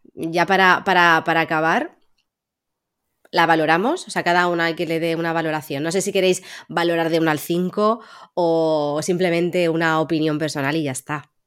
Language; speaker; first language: Spanish; native; Spanish